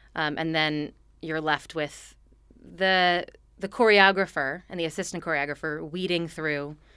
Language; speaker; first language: English; native; English